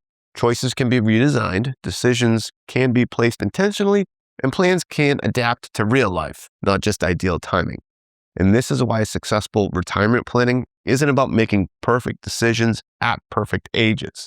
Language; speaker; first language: English; native; English